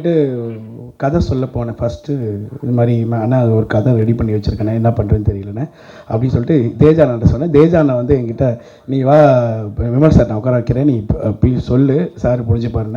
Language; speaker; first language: Tamil; native; Tamil